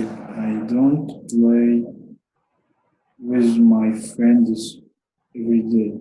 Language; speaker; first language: English; non-native, learner; Arabic